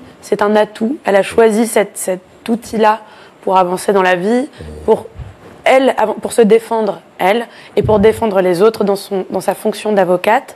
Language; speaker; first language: French; native; French